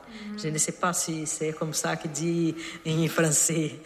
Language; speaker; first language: French; non-native, learner; Portuguese